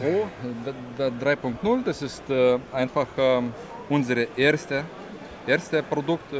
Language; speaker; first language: German; non-native, fluent; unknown